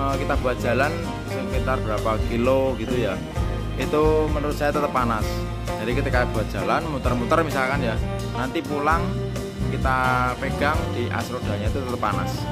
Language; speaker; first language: Indonesian; non-native, local second language; Javanese